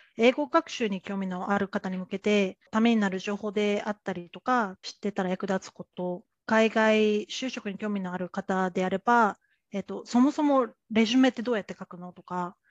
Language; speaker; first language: Japanese; native; Japanese